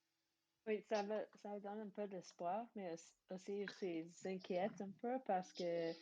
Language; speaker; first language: French; non-native, fluent; English